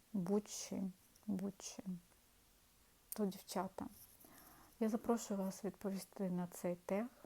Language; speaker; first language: Ukrainian; non-native, local second language; Russian